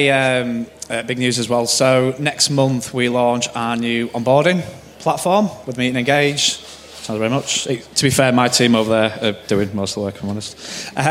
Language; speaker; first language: English; native; English